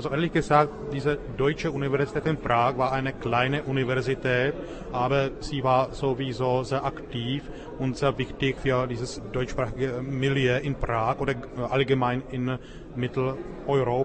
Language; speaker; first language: German; non-native, fluent; Czech